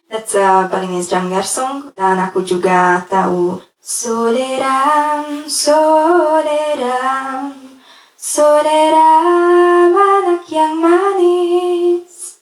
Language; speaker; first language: Indonesian; non-native, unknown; Hungarian